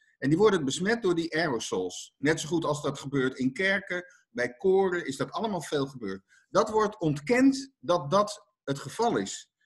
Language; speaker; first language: Dutch; native; Dutch